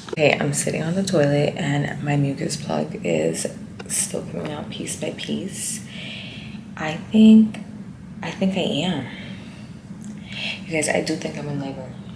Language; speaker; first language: English; early bilingual, other home language; Spanish